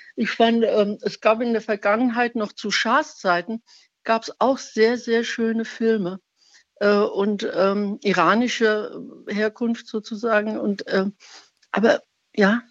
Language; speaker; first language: German; non-native, fluent; Persian